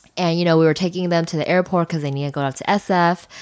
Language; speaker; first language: English; non-native, fluent; Chinese